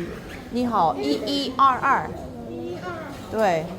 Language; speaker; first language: Chinese; non-native, learner; Korean